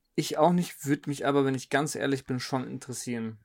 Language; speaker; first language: German; native; German